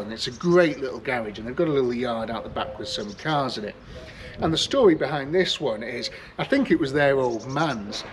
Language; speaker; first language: English; native; English